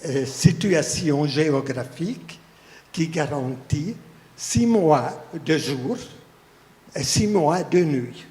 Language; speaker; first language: French; non-native, fluent; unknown